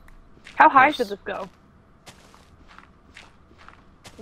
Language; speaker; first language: English; native; English